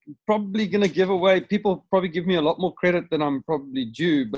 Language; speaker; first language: English; native; English